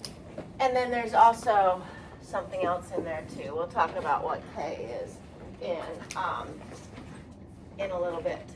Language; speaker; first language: English; native; English